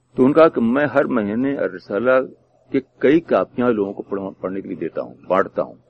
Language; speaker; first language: Urdu; native; Urdu